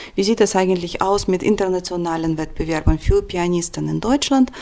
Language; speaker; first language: German; non-native, fluent; Russian